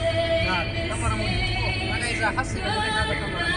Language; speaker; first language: Arabic; non-native, learner; Bangla